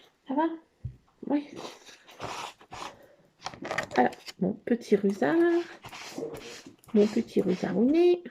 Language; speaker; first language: French; native; French